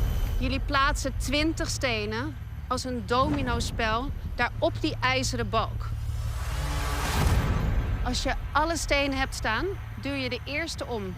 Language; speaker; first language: Dutch; native; Dutch